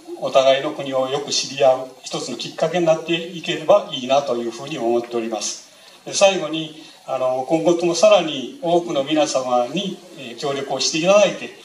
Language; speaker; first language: Japanese; native; Japanese